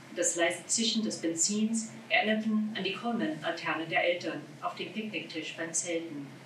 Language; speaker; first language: German; non-native, fluent; English